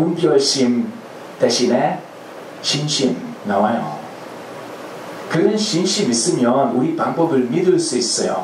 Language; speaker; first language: Korean; non-native, fluent; Hungarian